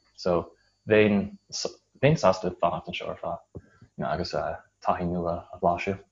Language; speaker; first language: Irish; non-native, fluent; English